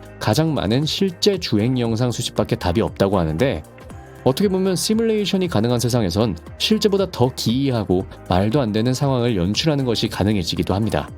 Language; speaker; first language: Korean; native; Korean